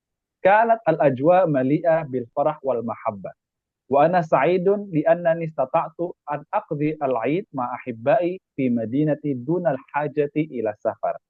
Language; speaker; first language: Arabic; non-native, fluent; Indonesian